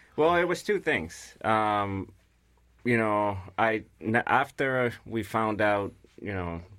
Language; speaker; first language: English; non-native, fluent; Spanish